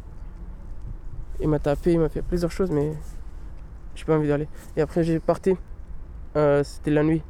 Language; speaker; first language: French; non-native, learner; Pashto